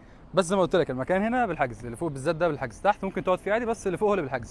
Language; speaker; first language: Arabic; native; Arabic